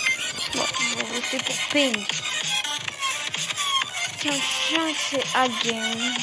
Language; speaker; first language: French; native; French